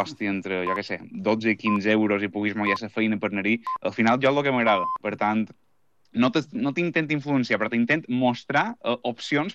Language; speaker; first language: Catalan; native; Catalan